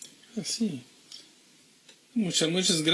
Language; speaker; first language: Spanish; non-native, fluent; French